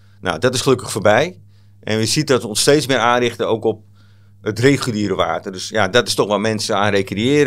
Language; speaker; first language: Dutch; native; Dutch